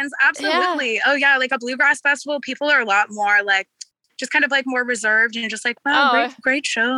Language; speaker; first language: English; native; English